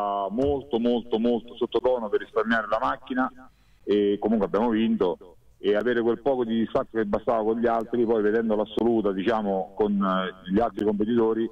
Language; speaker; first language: Italian; native; Italian